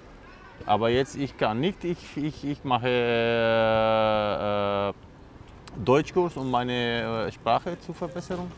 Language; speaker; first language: German; non-native, learner; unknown